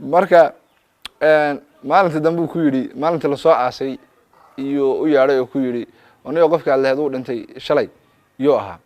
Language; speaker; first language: Somali; native; Somali